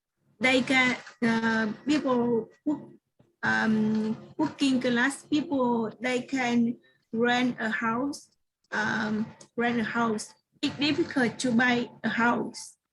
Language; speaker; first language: English; non-native, learner; Vietnamese